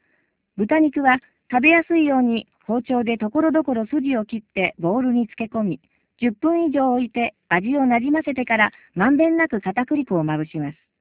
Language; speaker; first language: Japanese; native; Japanese